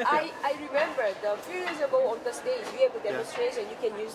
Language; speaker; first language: English; non-native, learner; Korean